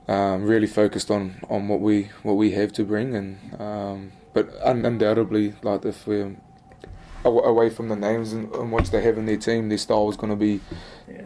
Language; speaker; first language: English; native; English